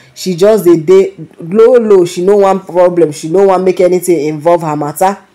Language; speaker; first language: Nigerian Pidgin; non-native, local second language; Yoruba